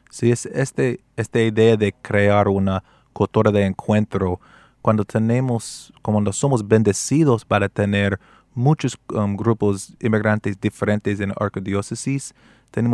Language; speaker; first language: Spanish; non-native, fluent; English